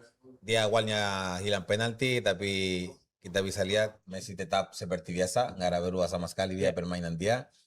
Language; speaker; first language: Indonesian; non-native, fluent; Spanish